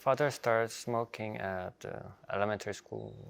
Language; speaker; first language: English; non-native, learner; Korean